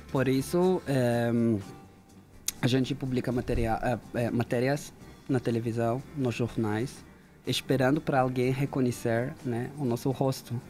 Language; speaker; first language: Portuguese; non-native, fluent; Hebrew